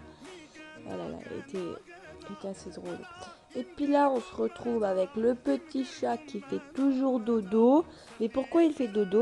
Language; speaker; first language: French; native; French